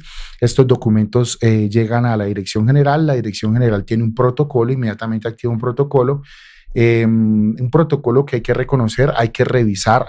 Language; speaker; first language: Spanish; native; Spanish